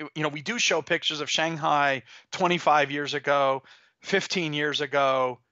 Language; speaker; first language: English; native; English